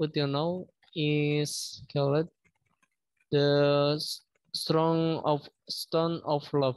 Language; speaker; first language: English; non-native, learner; Indonesian